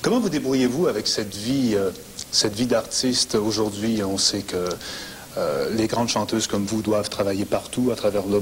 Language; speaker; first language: French; native; French